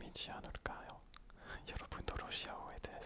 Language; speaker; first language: Korean; non-native, learner; French